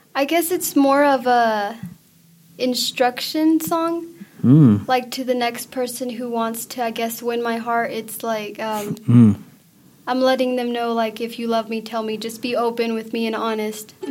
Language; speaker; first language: English; early bilingual, other home language; Spanish